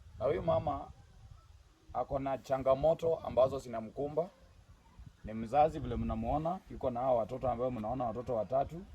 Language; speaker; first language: Swahili; non-native, local second language; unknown